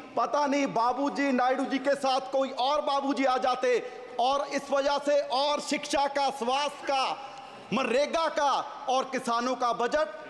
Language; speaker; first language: Hindi; native; Hindi